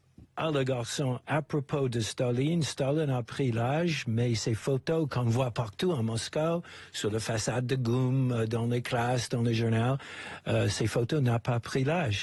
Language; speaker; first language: French; non-native, fluent; English